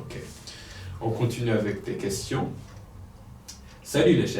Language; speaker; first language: French; non-native, fluent; Polish